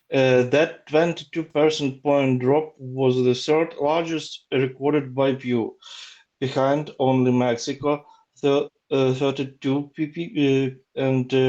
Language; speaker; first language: English; non-native, learner; Ukrainian